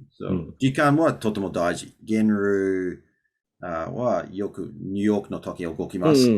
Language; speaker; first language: Japanese; non-native, learner; English